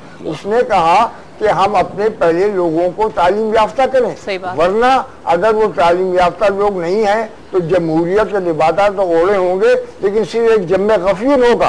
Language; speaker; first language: Urdu; native; Urdu